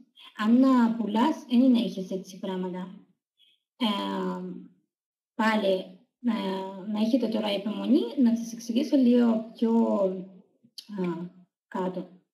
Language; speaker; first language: Greek; non-native, learner; Russian